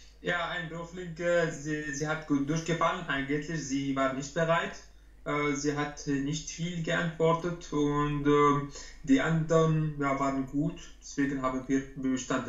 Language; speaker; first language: German; non-native, learner; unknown